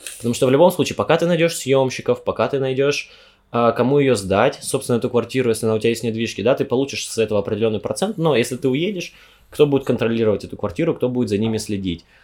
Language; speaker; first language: Russian; native; Russian